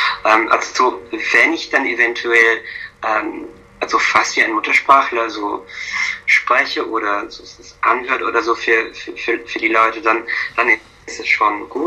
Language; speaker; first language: German; non-native, fluent; English